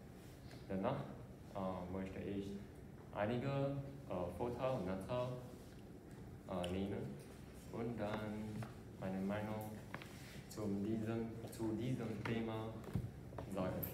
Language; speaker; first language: German; non-native, learner; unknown